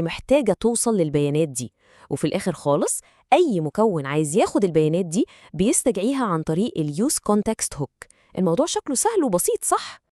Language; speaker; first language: Arabic; native; Arabic